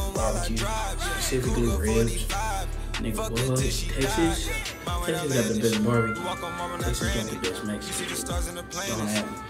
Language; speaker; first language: English; native; English